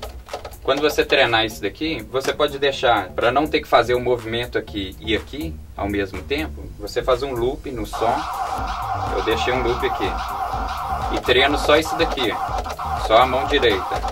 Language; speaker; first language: Portuguese; native; Portuguese